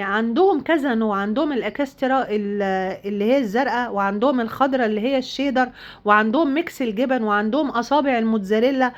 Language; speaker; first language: Arabic; native; Arabic